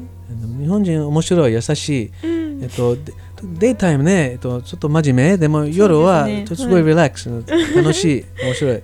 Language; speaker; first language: Japanese; non-native, learner; English